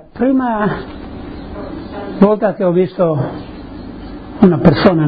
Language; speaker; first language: Italian; early bilingual, heritage; Italian